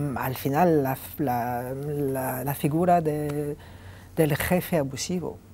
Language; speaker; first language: Spanish; non-native, fluent; French